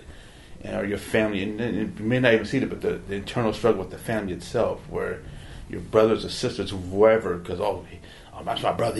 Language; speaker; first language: English; native; English